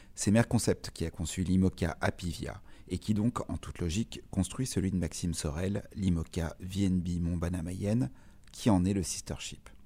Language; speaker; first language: French; native; French